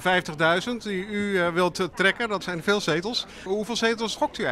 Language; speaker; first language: Dutch; native; Dutch